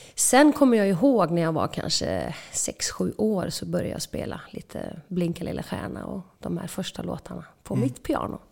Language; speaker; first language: Swedish; native; Swedish